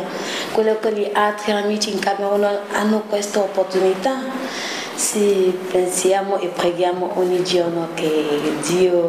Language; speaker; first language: Italian; non-native, learner; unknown